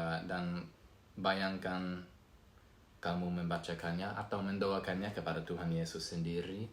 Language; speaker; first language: Indonesian; non-native, fluent; English